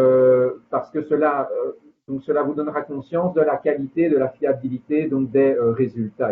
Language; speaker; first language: French; native; French